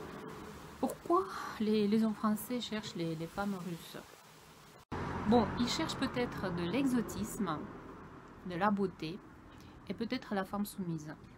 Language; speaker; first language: French; non-native, fluent; Russian